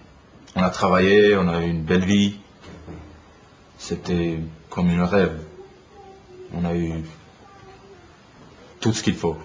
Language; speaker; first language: French; non-native, learner; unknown